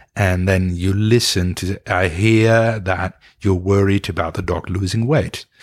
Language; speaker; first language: English; non-native, fluent; Dutch